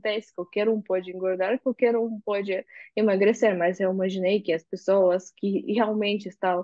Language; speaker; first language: Portuguese; non-native, fluent; Russian